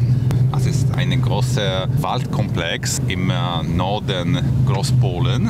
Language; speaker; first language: German; non-native, fluent; Polish